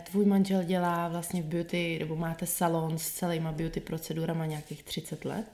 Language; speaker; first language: Czech; native; Czech